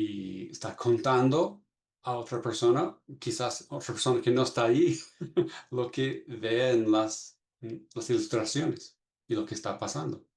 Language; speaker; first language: Spanish; non-native, fluent; English